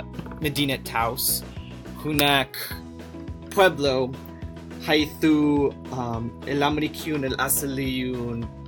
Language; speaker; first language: Arabic; non-native, learner; English